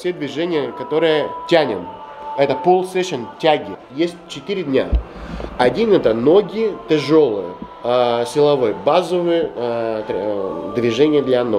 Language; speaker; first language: Russian; non-native, fluent; Greek